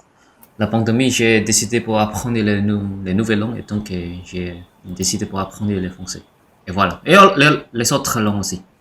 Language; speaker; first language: French; non-native, learner; Indonesian